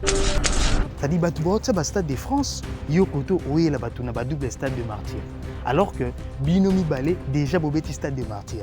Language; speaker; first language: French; non-native, local second language; Lingala